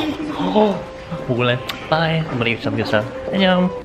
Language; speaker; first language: Korean; non-native, learner; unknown